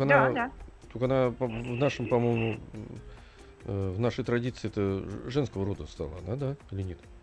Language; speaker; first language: Russian; native; Russian